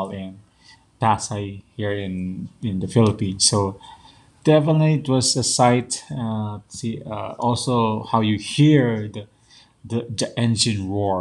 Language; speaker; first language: English; non-native, local second language; Filipino